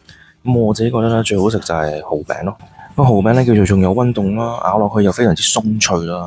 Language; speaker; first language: Cantonese; native; Cantonese